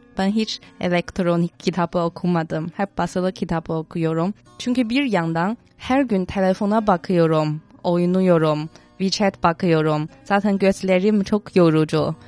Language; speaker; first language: Turkish; non-native, fluent; Chinese